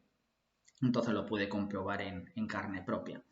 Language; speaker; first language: Spanish; native; Spanish